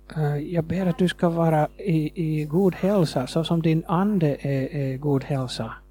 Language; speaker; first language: Swedish; non-native, fluent; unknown